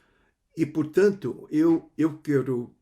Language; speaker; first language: Portuguese; non-native, fluent; Cantonese